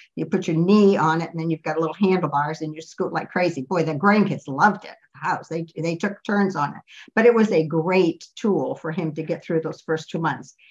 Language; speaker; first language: English; native; English